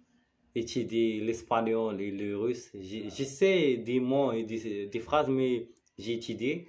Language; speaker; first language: French; non-native, learner; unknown